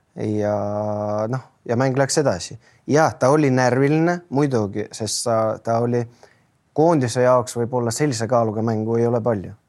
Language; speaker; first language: Estonian; non-native, local second language; Russian